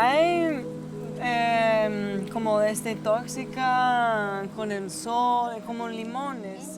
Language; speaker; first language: Spanish; non-native, learner; English